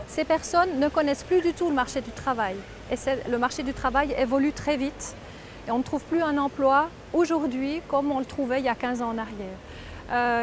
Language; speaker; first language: French; native; French